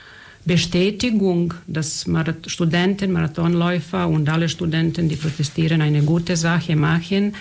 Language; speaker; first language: German; non-native, fluent; Serbian